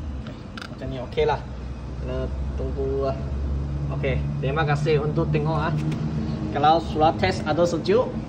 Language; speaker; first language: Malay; non-native, local second language; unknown